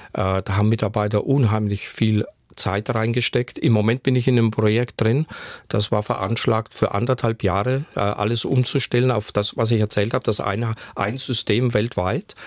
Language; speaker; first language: German; native; German